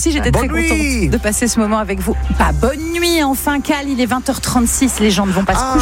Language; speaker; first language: French; native; French